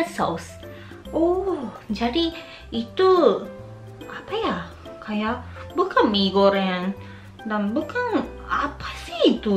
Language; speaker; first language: Indonesian; non-native, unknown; Japanese